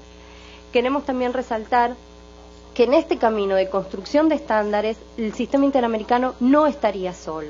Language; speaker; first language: Spanish; native; Spanish